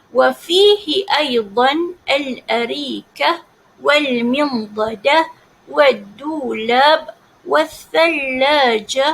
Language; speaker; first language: Arabic; non-native, fluent; Malay